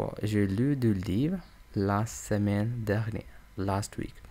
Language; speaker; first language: French; non-native, learner; English